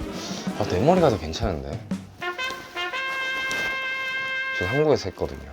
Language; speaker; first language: Korean; native; Korean